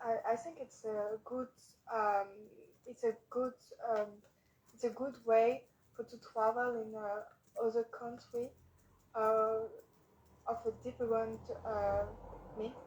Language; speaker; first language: English; non-native, learner; French